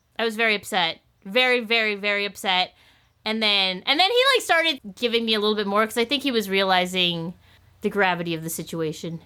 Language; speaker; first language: English; native; English